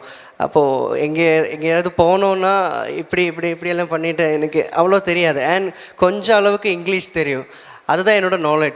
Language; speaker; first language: Tamil; non-native, learner; Malayalam